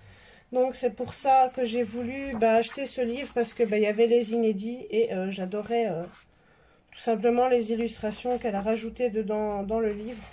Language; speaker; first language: French; native; French